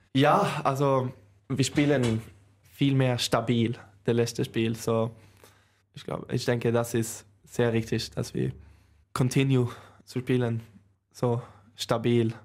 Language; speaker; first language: German; non-native, learner; Swedish